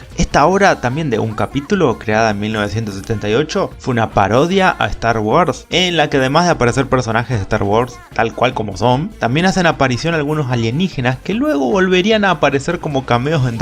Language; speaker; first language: Spanish; native; Spanish